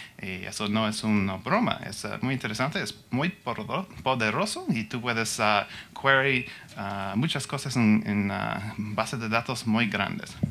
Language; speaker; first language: Spanish; non-native, learner; English